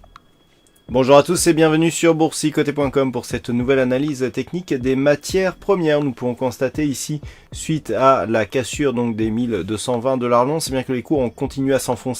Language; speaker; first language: French; native; French